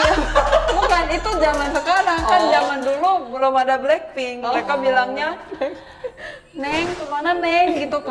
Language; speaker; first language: Indonesian; early bilingual, other home language; Korean